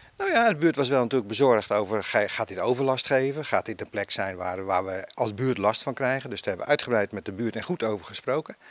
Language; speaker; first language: Dutch; native; Dutch